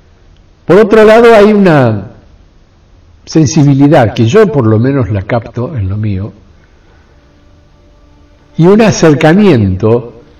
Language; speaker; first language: Spanish; native; Spanish